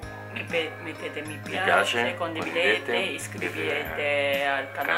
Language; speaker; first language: Italian; non-native, learner; Japanese